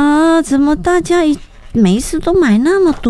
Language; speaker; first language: Chinese; native; Chinese